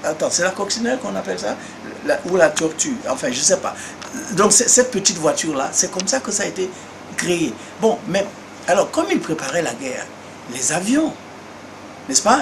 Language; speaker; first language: French; non-native, local second language; Duala